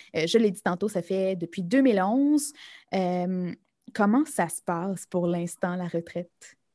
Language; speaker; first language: French; native; French